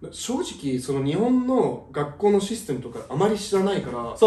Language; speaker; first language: Japanese; early bilingual, heritage; Japanese